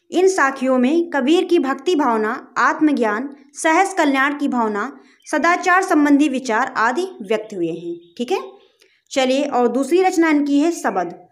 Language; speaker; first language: Hindi; native; Hindi